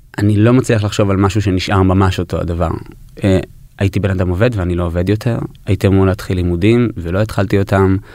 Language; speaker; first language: Hebrew; early bilingual, heritage; Hebrew